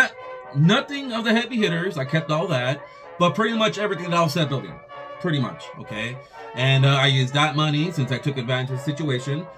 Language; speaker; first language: English; native; English